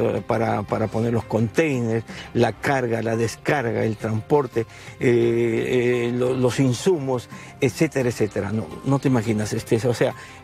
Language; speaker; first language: Spanish; native; Spanish